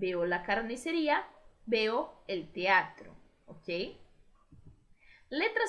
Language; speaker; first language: Spanish; non-native, fluent; Portuguese